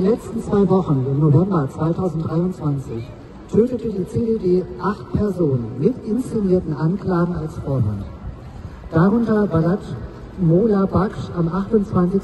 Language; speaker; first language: German; non-native, learner; Baluchi